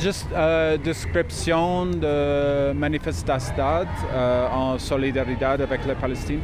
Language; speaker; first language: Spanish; non-native, learner; French